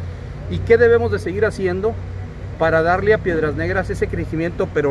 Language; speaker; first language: Spanish; native; Spanish